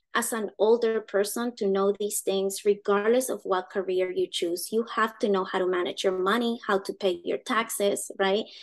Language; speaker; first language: English; early bilingual, other home language; Spanish